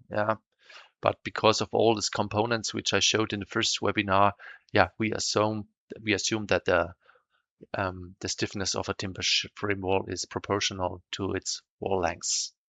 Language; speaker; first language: English; non-native, fluent; German